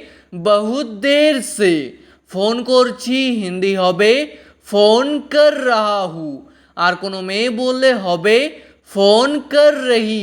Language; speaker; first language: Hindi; non-native, local second language; Bangla